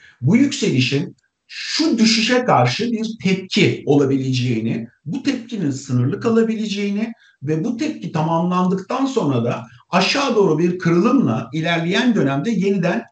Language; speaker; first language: Turkish; native; Turkish